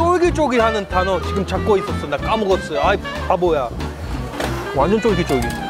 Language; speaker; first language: Korean; non-native, fluent; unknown